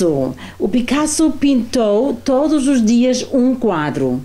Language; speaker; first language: Portuguese; non-native, fluent; German